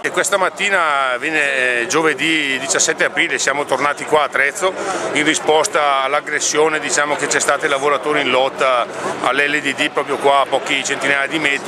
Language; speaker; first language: Italian; native; Italian